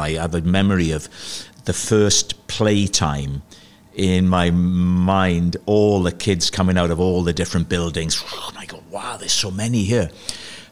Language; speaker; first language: English; native; English